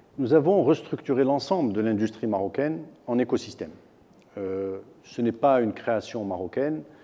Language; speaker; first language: French; non-native, local second language; Arabic